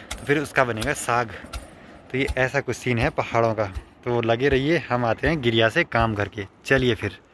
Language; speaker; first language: Hindi; native; Hindi